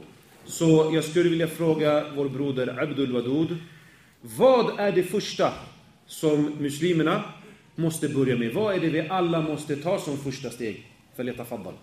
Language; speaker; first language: Swedish; native; Swedish